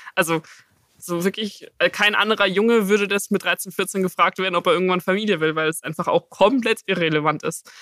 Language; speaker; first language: German; native; German